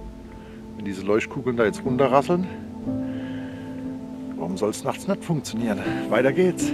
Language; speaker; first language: German; native; German